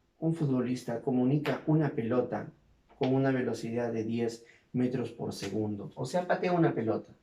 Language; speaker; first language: Spanish; native; Spanish